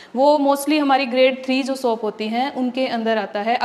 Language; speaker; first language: Hindi; native; Hindi